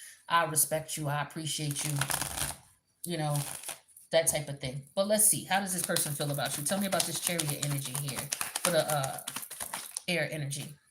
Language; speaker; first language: English; native; English